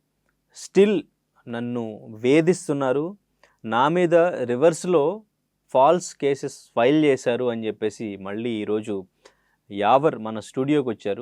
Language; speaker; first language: Telugu; native; Telugu